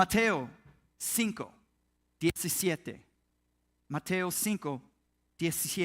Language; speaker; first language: Spanish; non-native, learner; English